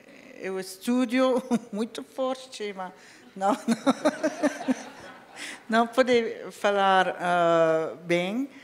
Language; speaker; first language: Portuguese; non-native, learner; French